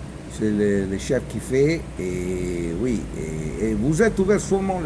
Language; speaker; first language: French; non-native, learner; Italian